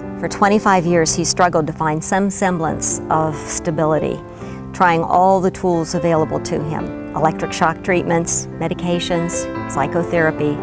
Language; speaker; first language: English; native; English